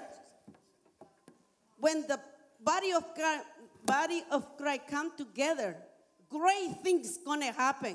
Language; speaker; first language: English; non-native, learner; Spanish